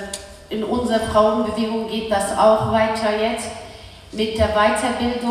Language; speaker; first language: German; early bilingual, other home language; Kurdish